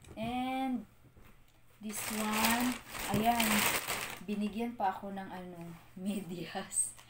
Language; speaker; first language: Filipino; native; Filipino